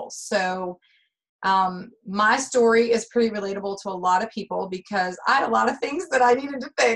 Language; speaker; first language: English; native; English